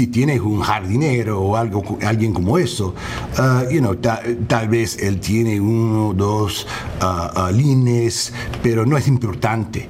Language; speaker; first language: Spanish; non-native, learner; English